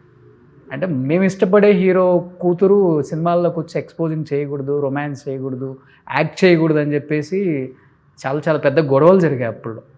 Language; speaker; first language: Telugu; native; Telugu